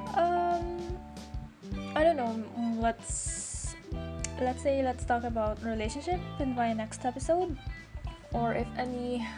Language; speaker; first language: English; non-native, local second language; Cebuano